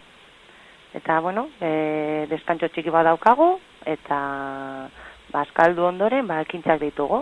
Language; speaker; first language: Basque; non-native, local second language; Spanish